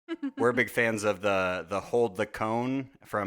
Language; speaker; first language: English; native; English